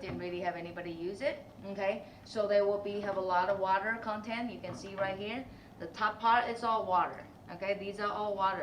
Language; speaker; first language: English; non-native, fluent; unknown